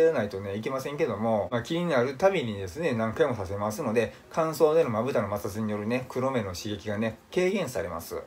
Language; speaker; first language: Japanese; native; Japanese